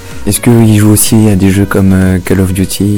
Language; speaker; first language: French; native; French